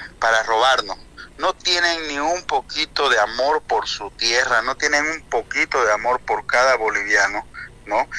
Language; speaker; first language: Spanish; native; Spanish